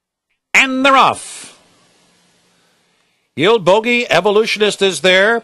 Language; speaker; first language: English; native; English